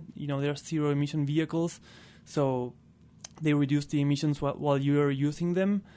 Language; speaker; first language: English; non-native, fluent; Spanish